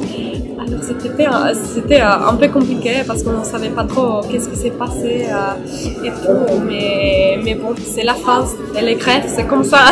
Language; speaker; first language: French; non-native, fluent; Spanish